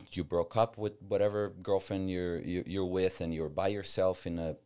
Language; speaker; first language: English; non-native, fluent; Portuguese